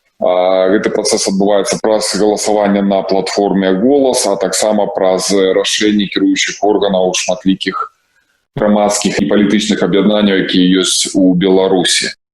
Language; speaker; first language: Belarusian; non-native, local second language; Russian